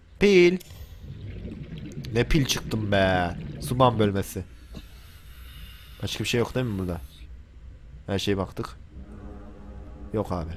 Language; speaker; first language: Turkish; native; Turkish